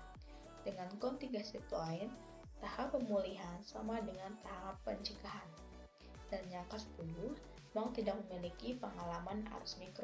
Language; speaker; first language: Indonesian; native; Indonesian